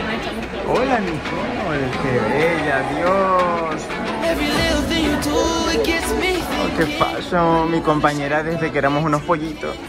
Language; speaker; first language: Spanish; native; Spanish